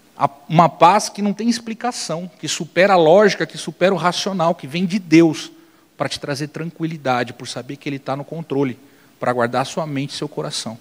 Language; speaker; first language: Portuguese; native; Portuguese